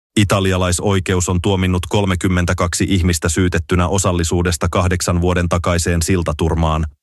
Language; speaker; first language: Finnish; native; Finnish